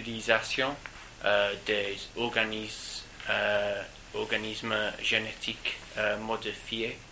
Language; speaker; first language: French; non-native, learner; English